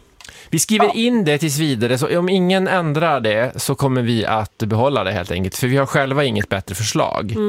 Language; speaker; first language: Swedish; native; Swedish